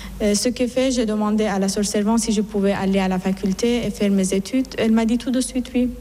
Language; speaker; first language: French; non-native, fluent; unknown